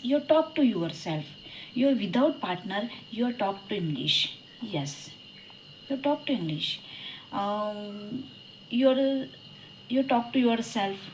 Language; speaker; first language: English; non-native, learner; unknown